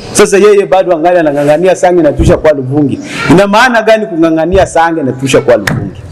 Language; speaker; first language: Swahili; native; Swahili